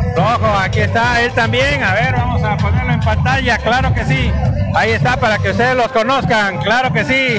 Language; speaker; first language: Spanish; native; Spanish